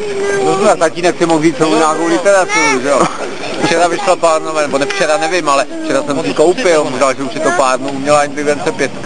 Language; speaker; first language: Czech; native; Czech